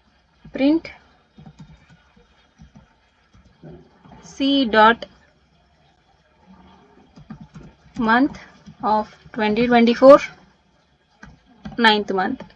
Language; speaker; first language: English; non-native, local second language; Telugu